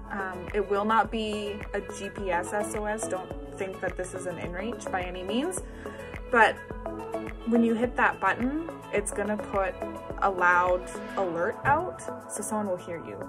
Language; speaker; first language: English; native; English